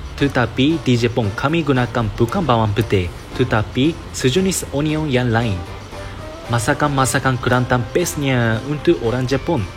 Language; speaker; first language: Malay; non-native, fluent; Japanese